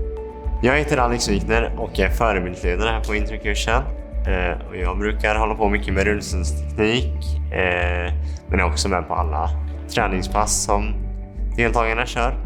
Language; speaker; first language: Swedish; native; Swedish